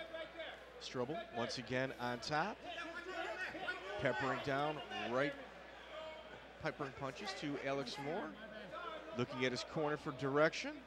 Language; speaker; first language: English; native; English